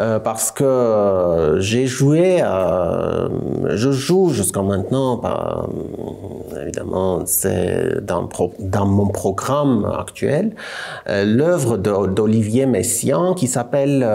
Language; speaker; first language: French; non-native, fluent; Armenian